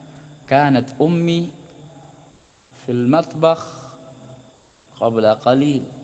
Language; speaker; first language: Arabic; non-native, fluent; Indonesian